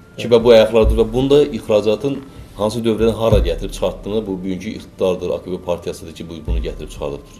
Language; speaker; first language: Azerbaijani; native; Azerbaijani